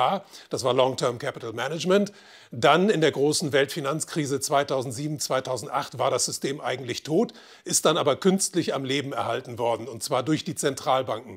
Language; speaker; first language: German; native; German